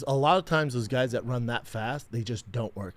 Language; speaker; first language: English; native; English